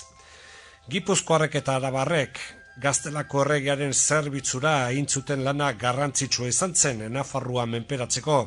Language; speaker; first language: Basque; native; Basque